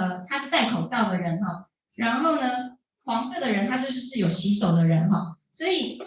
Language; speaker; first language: Chinese; native; Chinese